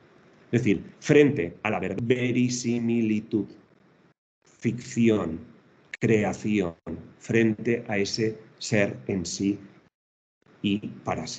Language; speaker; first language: Spanish; native; Spanish